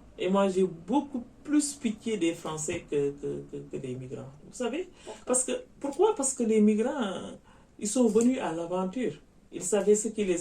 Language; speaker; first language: French; non-native, local second language; Wolof